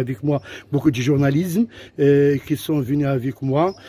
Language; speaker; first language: French; non-native, local second language; Arabic